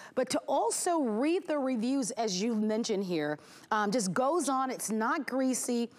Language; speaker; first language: English; native; English